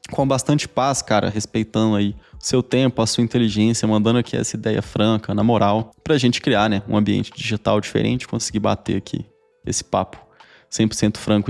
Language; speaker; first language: Portuguese; native; Portuguese